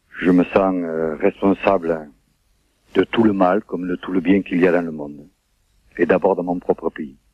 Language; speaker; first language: French; native; French